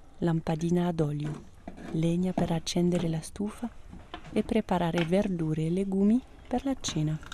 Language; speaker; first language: Italian; non-native, fluent; French